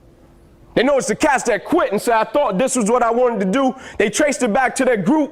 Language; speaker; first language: English; native; English